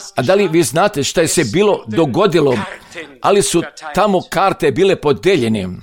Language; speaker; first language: Croatian; non-native, fluent; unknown